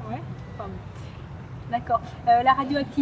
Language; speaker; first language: French; native; French